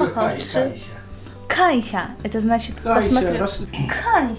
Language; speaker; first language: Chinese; non-native, fluent; Russian